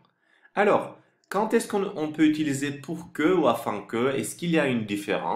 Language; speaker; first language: French; non-native, fluent; Turkish